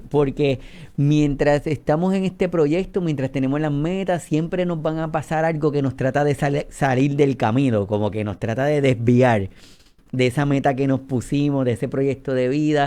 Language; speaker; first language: Spanish; native; Spanish